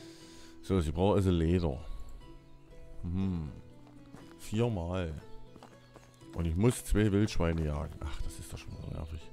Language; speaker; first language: German; native; German